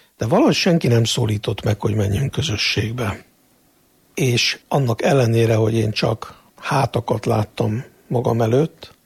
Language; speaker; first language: Hungarian; native; Hungarian